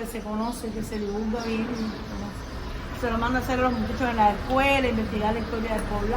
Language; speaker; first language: Spanish; native; Spanish